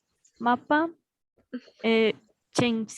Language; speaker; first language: Polish; non-native, learner; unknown